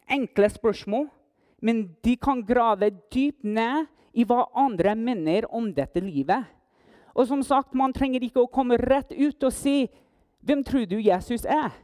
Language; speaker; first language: Norwegian; non-native, fluent; English